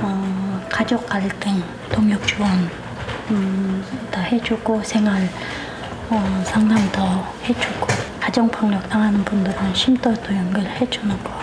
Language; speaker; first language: Korean; non-native, learner; Kyrgyz